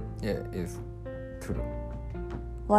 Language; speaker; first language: English; non-native, learner; Korean